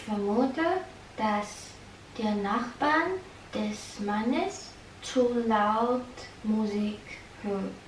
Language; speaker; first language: German; non-native, learner; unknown